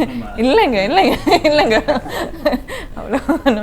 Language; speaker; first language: Tamil; non-native, learner; Kannada